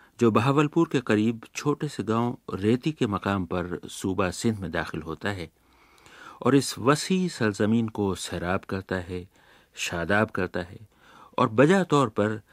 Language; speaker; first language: Urdu; native; Urdu